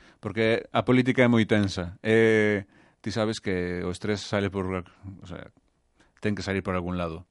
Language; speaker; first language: Galician; native; Galician